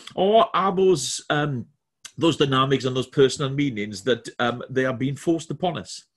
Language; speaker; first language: English; native; English